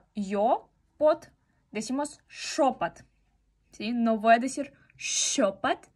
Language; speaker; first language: Spanish; non-native, fluent; Russian